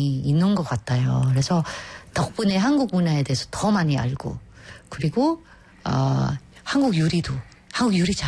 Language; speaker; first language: Korean; non-native, fluent; Filipino